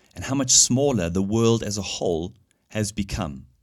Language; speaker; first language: English; native; English